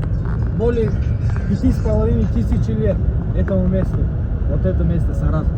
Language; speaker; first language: Russian; non-native, local second language; Tajik